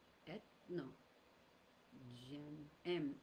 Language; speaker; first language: French; non-native, learner; English